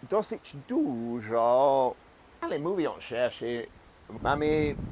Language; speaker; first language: Polish; non-native, fluent; English